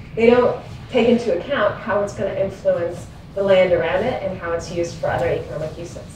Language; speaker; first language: English; native; English